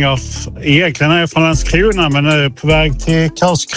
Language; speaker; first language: Swedish; native; Swedish